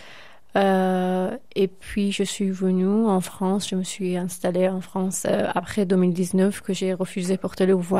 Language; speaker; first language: French; non-native, fluent; Persian